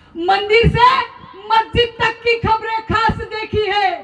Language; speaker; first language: Hindi; non-native, local second language; Marathi